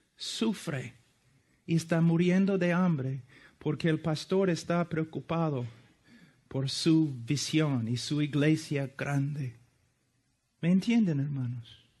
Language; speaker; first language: Spanish; non-native, fluent; English